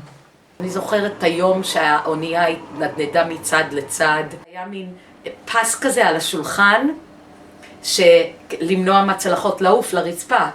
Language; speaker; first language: Hebrew; early bilingual, other home language; English